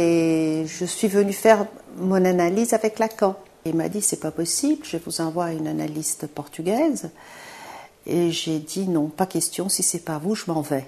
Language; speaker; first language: French; non-native, fluent; Portuguese